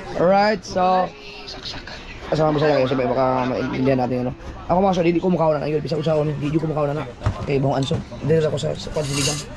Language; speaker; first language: Filipino; non-native, local second language; Cebuano